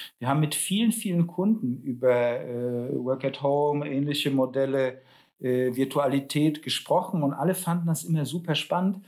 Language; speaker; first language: German; early bilingual, other home language; Polish